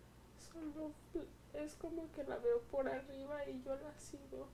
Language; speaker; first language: Spanish; native; Spanish